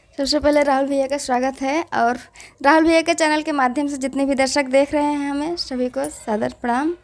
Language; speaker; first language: Hindi; native; Hindi